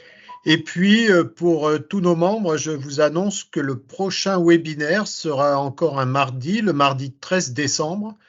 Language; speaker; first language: French; native; French